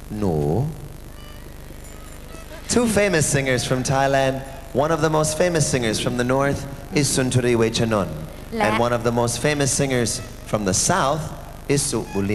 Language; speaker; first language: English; non-native, fluent; Thai